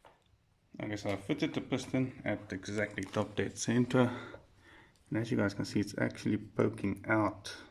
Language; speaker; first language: English; native; English